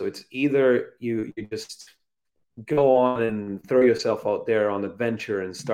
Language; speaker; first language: English; non-native, fluent; Italian